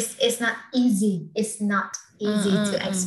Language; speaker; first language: English; non-native, fluent; Vietnamese